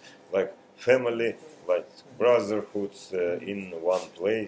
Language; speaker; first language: English; non-native, learner; Russian